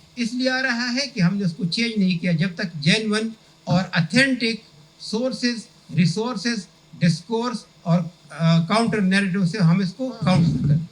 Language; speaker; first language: Urdu; non-native, local second language; Pashto